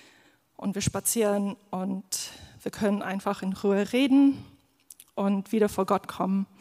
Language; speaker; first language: German; non-native, fluent; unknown